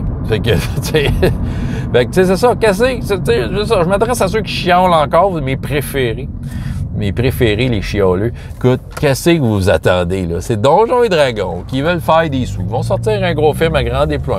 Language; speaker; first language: French; native; French